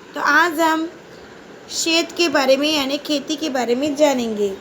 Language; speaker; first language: Hindi; non-native, local second language; Marathi